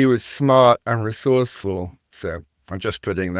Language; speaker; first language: English; native; English